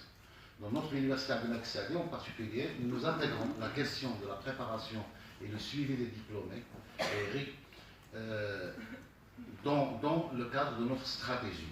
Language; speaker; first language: French; native; French